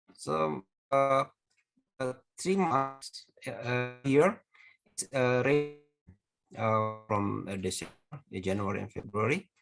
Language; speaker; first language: English; non-native, fluent; Indonesian